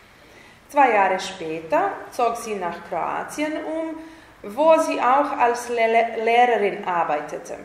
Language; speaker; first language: German; non-native, fluent; Serbian